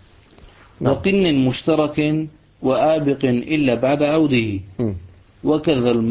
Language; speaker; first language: Arabic; native; Arabic